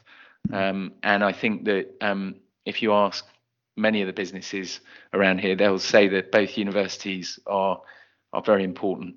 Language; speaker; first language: English; native; English